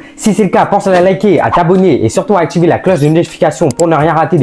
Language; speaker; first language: French; native; French